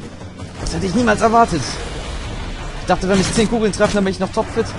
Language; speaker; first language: German; native; German